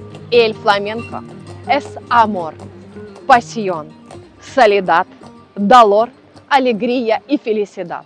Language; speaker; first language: Spanish; non-native, fluent; Ukrainian